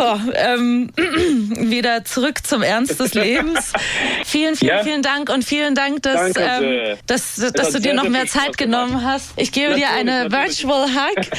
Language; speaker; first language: German; native; German